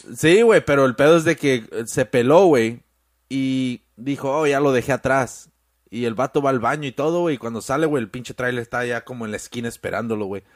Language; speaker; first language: Spanish; early bilingual, heritage; Spanish